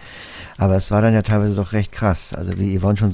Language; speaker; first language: German; native; German